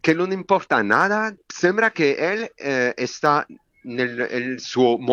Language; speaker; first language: Spanish; non-native, learner; French